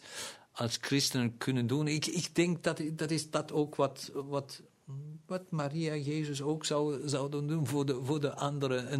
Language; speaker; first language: Dutch; non-native, local second language; German